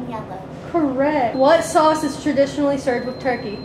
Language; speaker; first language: English; native; English